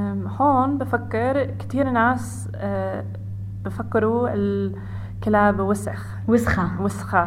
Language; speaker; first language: Arabic; non-native, learner; English